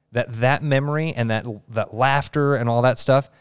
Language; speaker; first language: English; native; English